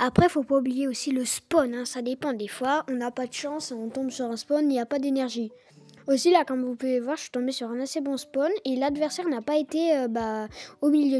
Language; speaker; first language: French; native; French